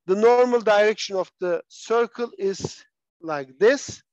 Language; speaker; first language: English; non-native, fluent; Turkish